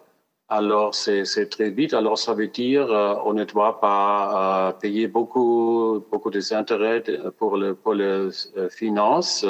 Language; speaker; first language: French; non-native, fluent; German